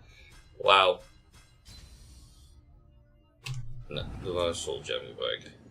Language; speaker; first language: Dutch; native; Dutch